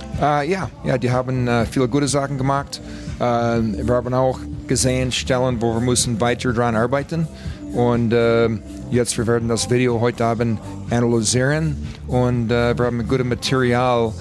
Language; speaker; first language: German; non-native, fluent; English